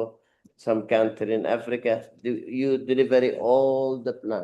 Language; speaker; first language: English; non-native, learner; Arabic